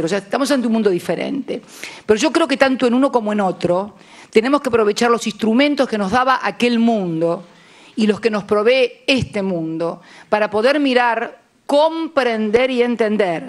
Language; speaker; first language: Spanish; native; Spanish